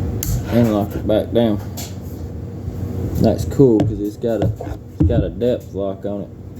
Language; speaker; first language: English; native; English